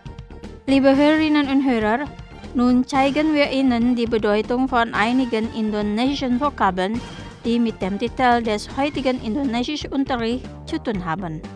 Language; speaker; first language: German; non-native, fluent; Indonesian